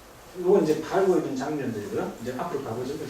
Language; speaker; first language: Korean; native; Korean